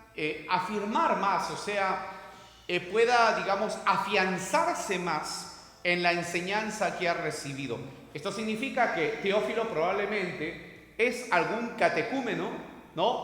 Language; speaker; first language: Spanish; native; Spanish